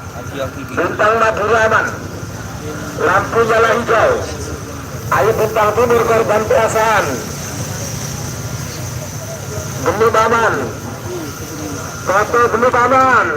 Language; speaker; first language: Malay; non-native, local second language; Madurese